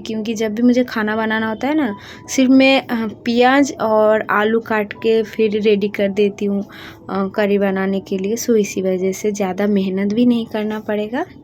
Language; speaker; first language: Hindi; non-native, local second language; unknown